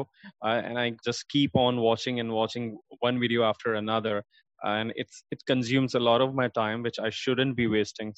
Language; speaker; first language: English; non-native, local second language; Urdu